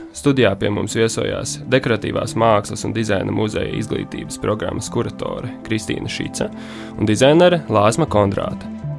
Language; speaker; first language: Latvian; native; Latvian